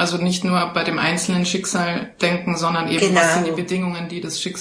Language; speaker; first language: German; native; German